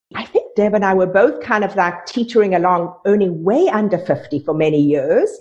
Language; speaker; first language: English; native; English